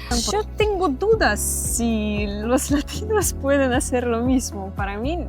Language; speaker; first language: Spanish; non-native, learner; Russian